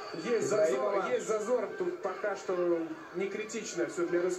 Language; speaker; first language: Russian; native; Russian